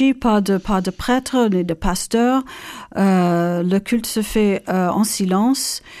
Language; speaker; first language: French; non-native, fluent; English